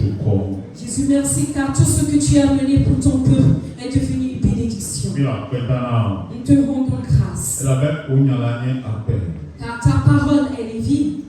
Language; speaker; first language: French; non-native, local second language; Ewe